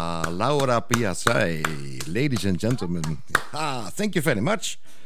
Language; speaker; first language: English; non-native, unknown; Dutch